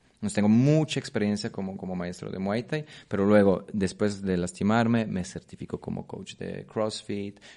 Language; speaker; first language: Spanish; non-native, fluent; Polish